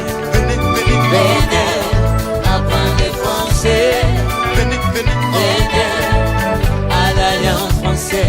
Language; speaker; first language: French; non-native, learner; English